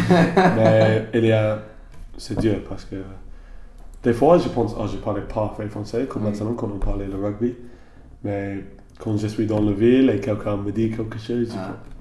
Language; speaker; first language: French; non-native, learner; English